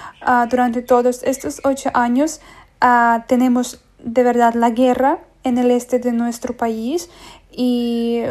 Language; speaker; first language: Spanish; non-native, fluent; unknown